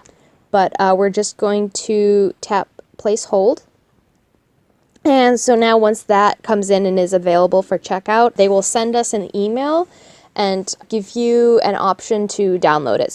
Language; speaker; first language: English; native; English